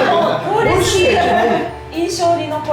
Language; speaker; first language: Japanese; native; Japanese